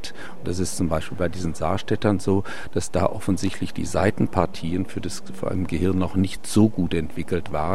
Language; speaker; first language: German; native; German